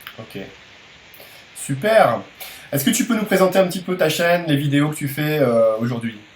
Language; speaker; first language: French; native; French